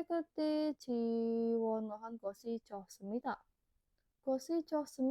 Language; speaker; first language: Korean; non-native, learner; Indonesian